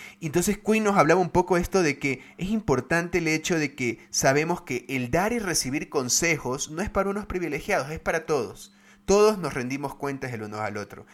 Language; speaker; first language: Spanish; native; Spanish